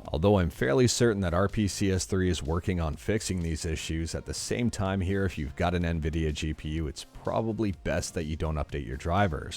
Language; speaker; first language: English; native; English